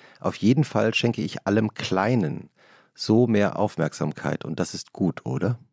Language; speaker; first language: German; native; German